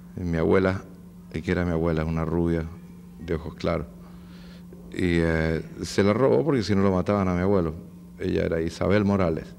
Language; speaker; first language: Spanish; native; Spanish